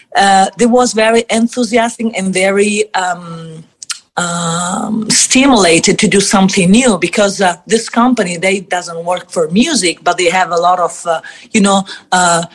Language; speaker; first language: English; non-native, fluent; Italian